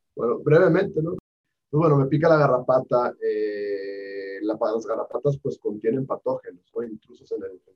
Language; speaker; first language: Spanish; native; Spanish